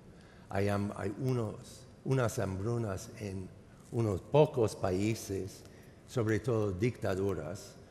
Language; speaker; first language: Spanish; non-native, fluent; English